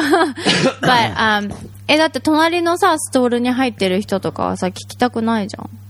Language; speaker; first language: Japanese; native; Japanese